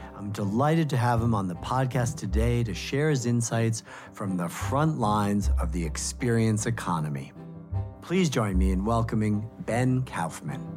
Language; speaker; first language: English; native; English